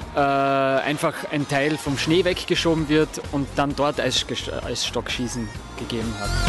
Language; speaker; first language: German; native; German